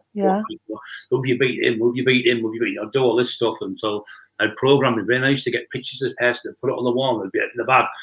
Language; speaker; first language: English; native; English